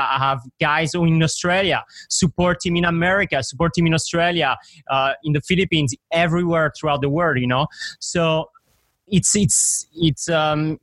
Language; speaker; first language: English; non-native, fluent; French